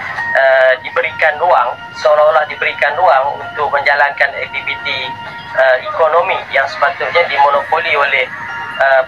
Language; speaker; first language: Malay; native; Malay